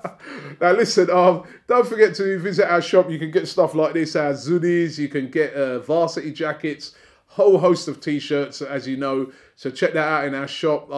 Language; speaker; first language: English; native; English